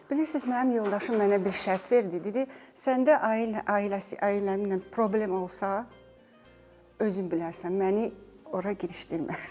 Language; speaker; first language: Azerbaijani; native; Azerbaijani